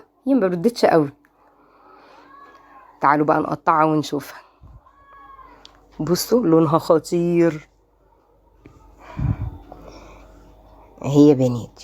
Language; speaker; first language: Arabic; native; Arabic